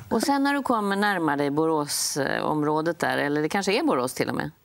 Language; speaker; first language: Swedish; native; Swedish